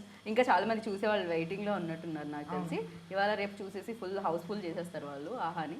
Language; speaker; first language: Telugu; native; Telugu